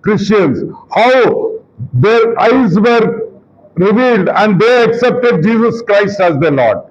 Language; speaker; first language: English; non-native, local second language; Telugu